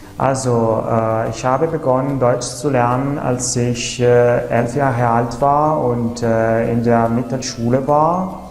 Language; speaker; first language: German; non-native, fluent; Italian